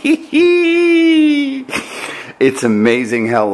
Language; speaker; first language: English; native; English